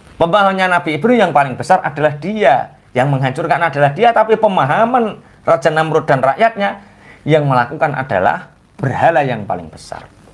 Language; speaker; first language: Indonesian; non-native, local second language; Javanese